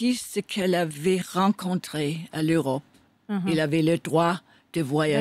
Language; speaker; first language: French; non-native, fluent; Danish